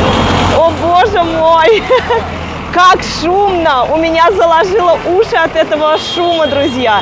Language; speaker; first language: Russian; native; Russian